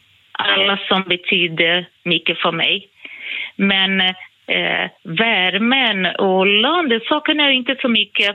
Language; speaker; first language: Swedish; non-native, fluent; Portuguese